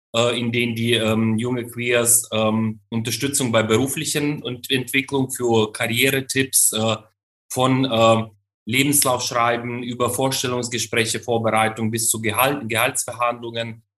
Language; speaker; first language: German; non-native, fluent; Ukrainian